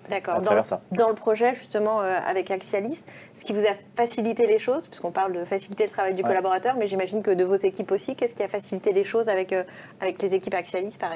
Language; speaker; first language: French; native; French